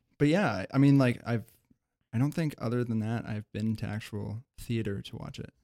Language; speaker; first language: English; native; English